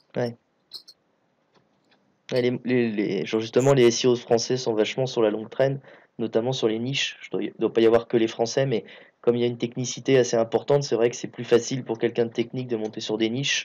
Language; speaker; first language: French; native; French